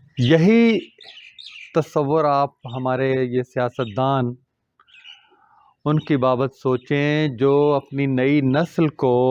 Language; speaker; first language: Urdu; non-native, local second language; Punjabi